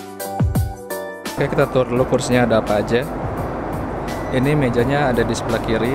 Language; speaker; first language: Indonesian; native; Indonesian